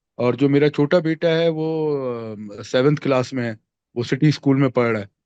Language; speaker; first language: Urdu; native; Urdu